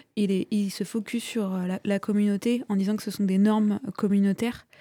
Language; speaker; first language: French; native; French